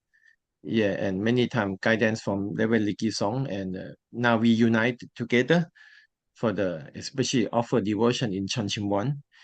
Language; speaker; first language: English; non-native, learner; Thai